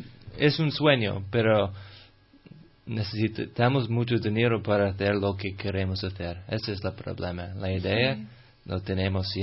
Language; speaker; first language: Spanish; non-native, fluent; English